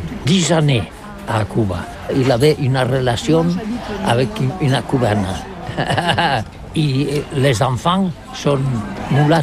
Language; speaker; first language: French; non-native, learner; Catalan